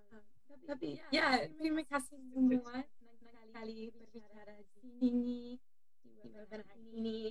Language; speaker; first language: Indonesian; non-native, learner; English